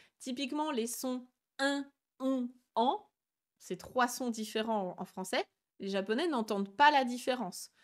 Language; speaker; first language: French; native; French